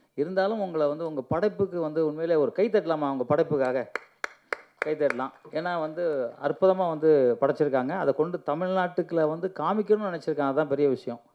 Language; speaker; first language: Tamil; native; Tamil